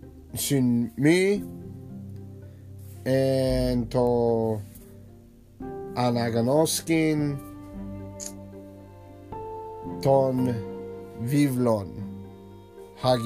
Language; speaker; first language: Greek; non-native, learner; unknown